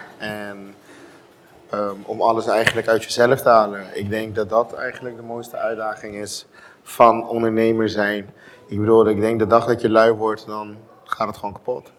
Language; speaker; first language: Dutch; non-native, local second language; Papiamento